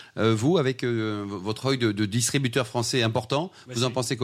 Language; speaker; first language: French; native; French